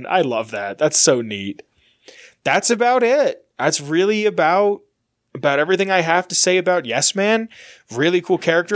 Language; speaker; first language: English; native; English